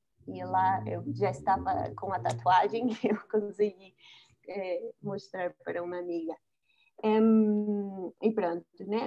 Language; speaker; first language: Portuguese; non-native, fluent; Spanish